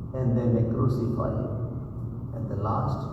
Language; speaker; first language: English; non-native, local second language; Gujarati